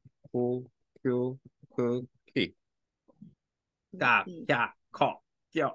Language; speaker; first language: Vietnamese; non-native, learner; Korean